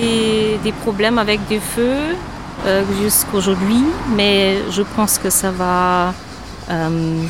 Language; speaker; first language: French; non-native, fluent; German